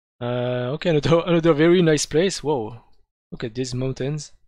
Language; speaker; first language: English; non-native, fluent; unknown